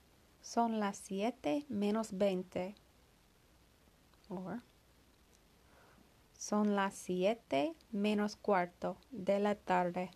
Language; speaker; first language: Spanish; non-native, learner; English